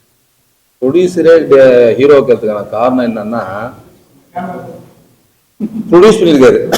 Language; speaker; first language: Tamil; native; Tamil